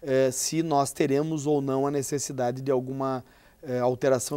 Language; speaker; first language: Portuguese; native; Portuguese